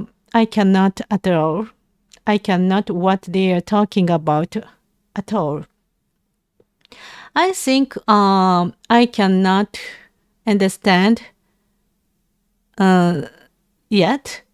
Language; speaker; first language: English; non-native, learner; Japanese